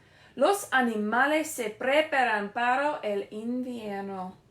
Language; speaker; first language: Spanish; non-native, learner; English